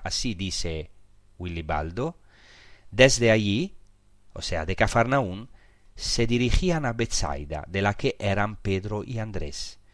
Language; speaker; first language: Spanish; non-native, fluent; Italian